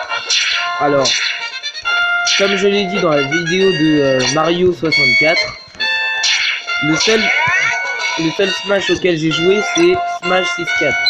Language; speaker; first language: French; native; French